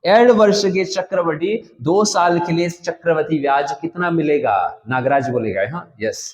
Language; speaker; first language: Hindi; non-native, local second language; Kannada